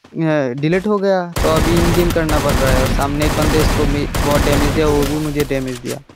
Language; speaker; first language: Hindi; non-native, local second language; Bangla